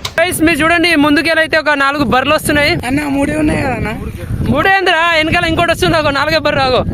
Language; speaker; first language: Telugu; non-native, local second language; Lambadi